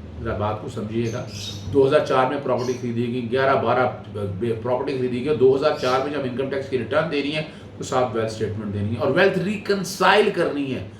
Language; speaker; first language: Urdu; non-native, local second language; Punjabi